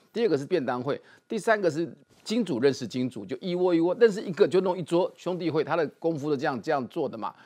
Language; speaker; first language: Chinese; native; Chinese